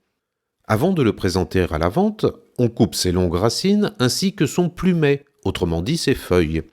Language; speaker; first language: French; native; French